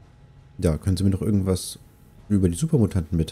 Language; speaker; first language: German; native; German